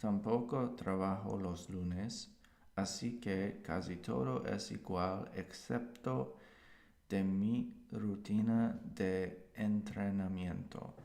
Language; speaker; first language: Spanish; non-native, learner; English